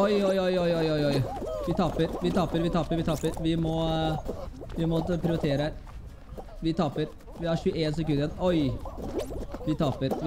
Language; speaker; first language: Norwegian; native; Norwegian